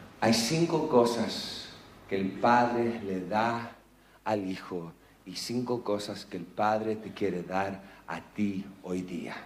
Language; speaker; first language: Spanish; non-native, local second language; English